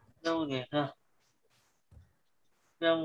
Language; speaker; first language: Chinese; early bilingual, heritage; Chinese